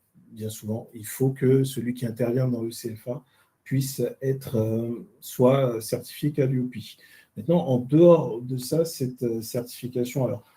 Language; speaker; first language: French; native; French